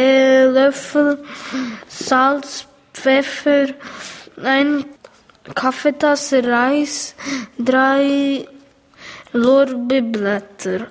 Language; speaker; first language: German; early bilingual, other home language; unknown